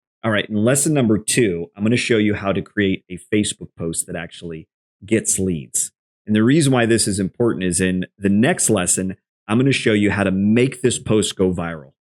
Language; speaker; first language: English; native; English